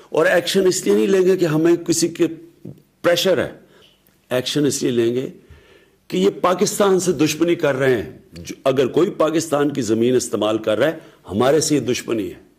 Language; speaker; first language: Urdu; native; Urdu